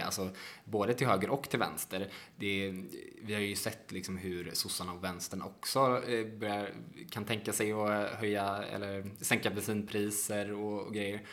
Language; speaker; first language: Swedish; native; Swedish